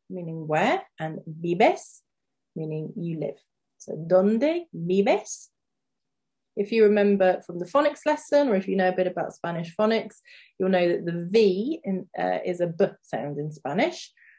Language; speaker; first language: English; native; English